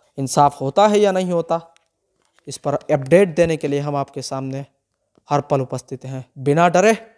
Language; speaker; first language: Hindi; non-native, local second language; Gujarati